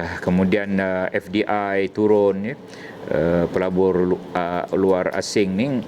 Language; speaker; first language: Malay; native; Malay